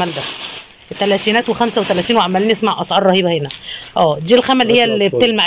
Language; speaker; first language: Arabic; native; Arabic